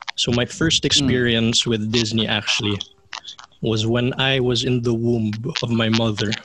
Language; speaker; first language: English; non-native, local second language; Filipino